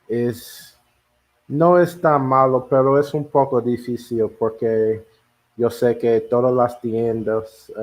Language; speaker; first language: Spanish; non-native, learner; English